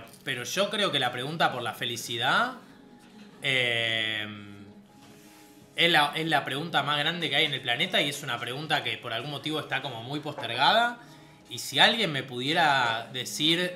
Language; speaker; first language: Spanish; native; Spanish